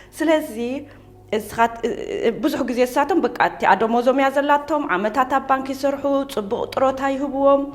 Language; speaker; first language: Tigrinya; early bilingual, heritage; Tigrinya